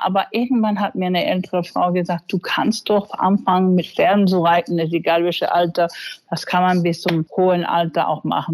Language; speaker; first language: German; non-native, fluent; English